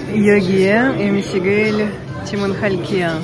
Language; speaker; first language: Korean; non-native, learner; Russian